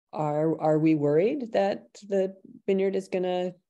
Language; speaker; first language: English; native; English